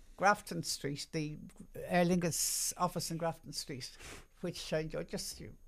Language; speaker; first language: English; native; English